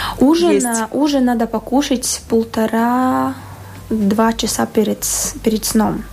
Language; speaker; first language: Russian; non-native, local second language; Latvian